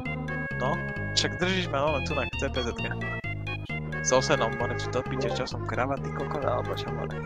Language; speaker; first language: Slovak; native; Slovak